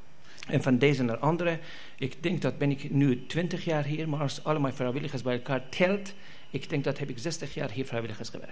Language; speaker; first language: Dutch; non-native, fluent; Persian